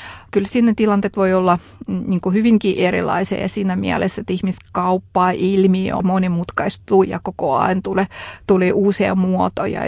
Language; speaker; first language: Finnish; non-native, fluent; Russian